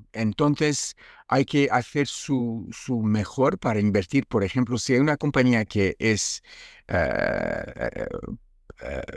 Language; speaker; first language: Spanish; non-native, fluent; French